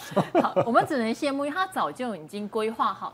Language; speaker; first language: Chinese; native; Chinese